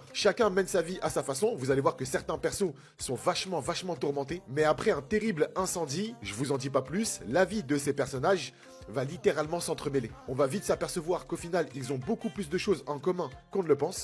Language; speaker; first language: French; native; French